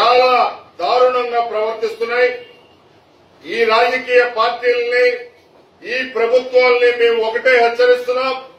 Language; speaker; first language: Telugu; native; Telugu